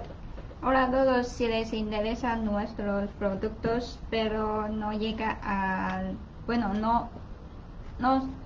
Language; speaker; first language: Spanish; non-native, learner; Chinese